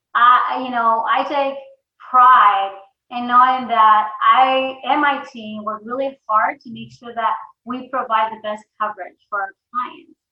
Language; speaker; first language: English; early bilingual, other home language; Spanish